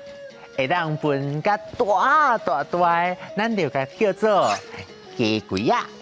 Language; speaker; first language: Chinese; native; Chinese